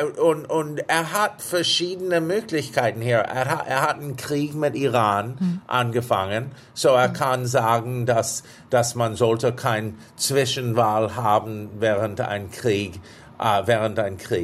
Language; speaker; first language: German; non-native, fluent; English